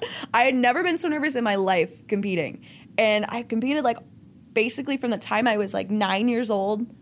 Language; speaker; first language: English; native; English